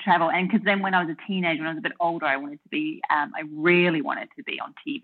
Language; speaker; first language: English; native; English